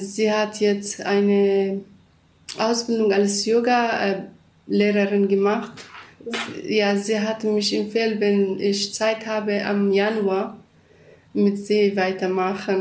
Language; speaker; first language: German; non-native, learner; Central Kurdish